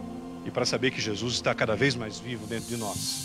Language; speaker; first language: Portuguese; native; Portuguese